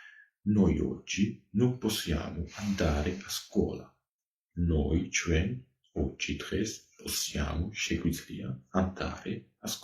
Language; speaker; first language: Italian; non-native, fluent; Georgian